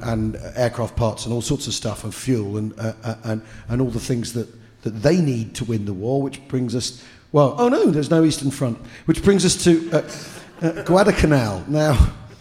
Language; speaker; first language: English; native; English